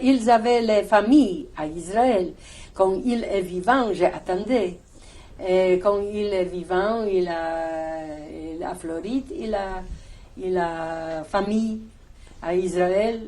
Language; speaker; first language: French; non-native, learner; Polish